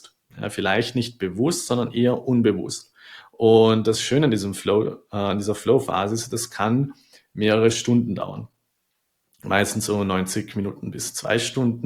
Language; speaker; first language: German; native; German